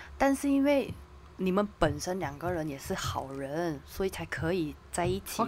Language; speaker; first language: Chinese; non-native, fluent; Korean